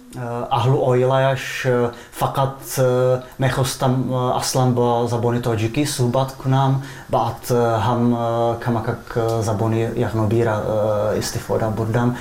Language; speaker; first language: Persian; non-native, fluent; Czech